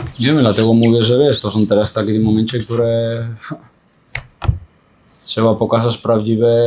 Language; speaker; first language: Polish; non-native, fluent; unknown